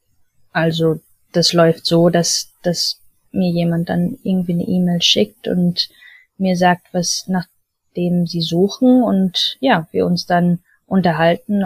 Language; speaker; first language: German; early bilingual, heritage; German